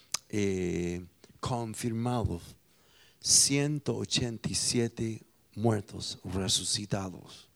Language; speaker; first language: Spanish; non-native, fluent; English